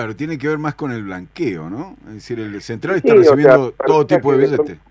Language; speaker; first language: Spanish; native; Spanish